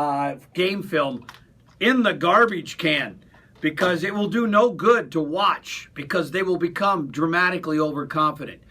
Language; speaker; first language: English; native; English